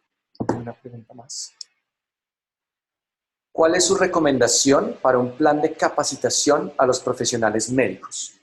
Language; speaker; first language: Spanish; native; Spanish